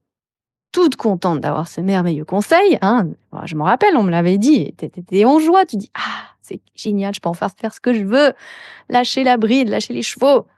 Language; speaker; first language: French; native; French